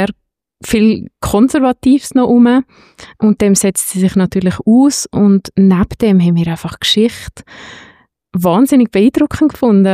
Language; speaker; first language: German; native; German